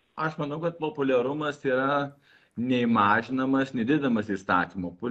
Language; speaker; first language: Lithuanian; native; Lithuanian